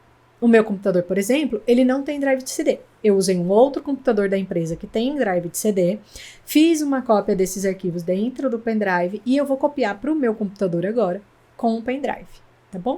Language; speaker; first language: Portuguese; native; Portuguese